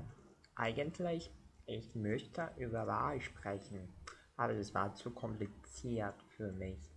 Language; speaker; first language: German; non-native, learner; Portuguese